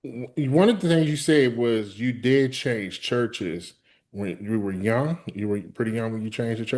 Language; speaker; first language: English; native; English